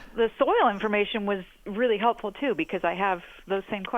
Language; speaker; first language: English; native; English